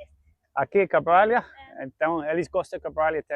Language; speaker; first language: Portuguese; non-native, learner; English